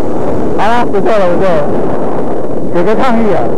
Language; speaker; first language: Chinese; native; Chinese